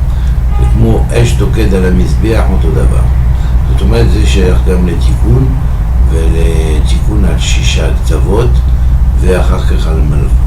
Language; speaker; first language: Hebrew; non-native, fluent; French